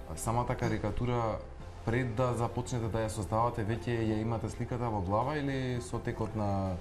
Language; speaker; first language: Macedonian; native; Macedonian